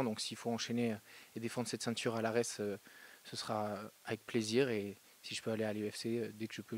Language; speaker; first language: French; native; French